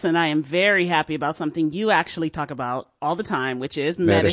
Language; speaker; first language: English; native; English